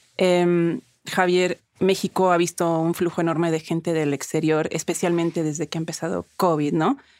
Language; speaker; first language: Spanish; early bilingual, other home language; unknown